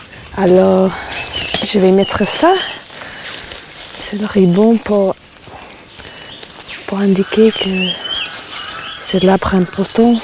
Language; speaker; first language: French; non-native, fluent; English